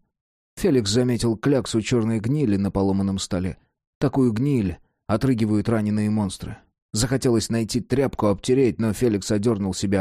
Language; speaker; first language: Russian; native; Russian